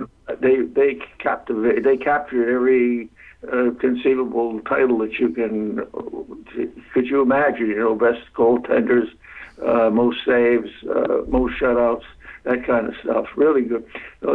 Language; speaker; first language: English; native; English